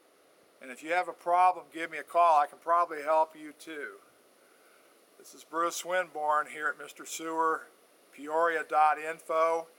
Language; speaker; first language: English; native; English